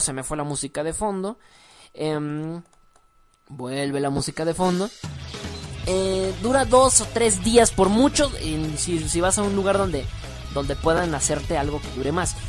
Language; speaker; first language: Spanish; native; Spanish